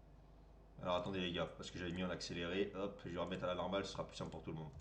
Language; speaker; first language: French; native; French